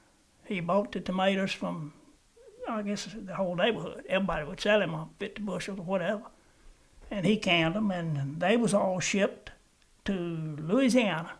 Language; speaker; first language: English; native; English